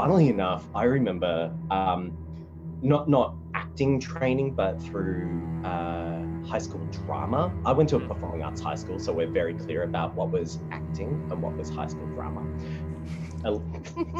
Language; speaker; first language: English; native; English